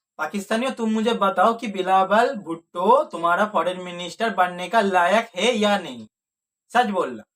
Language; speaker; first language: Hindi; native; Hindi